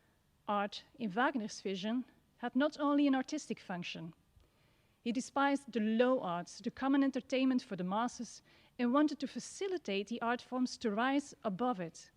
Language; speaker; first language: English; non-native, fluent; Dutch